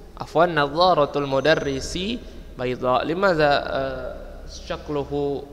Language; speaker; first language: Arabic; non-native, fluent; Indonesian